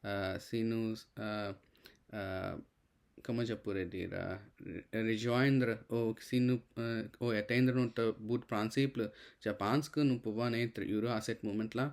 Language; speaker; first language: French; non-native, learner; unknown